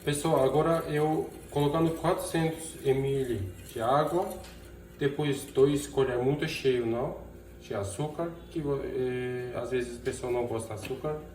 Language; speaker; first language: Portuguese; non-native, learner; Turkish